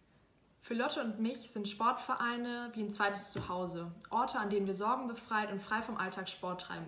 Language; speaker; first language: German; native; German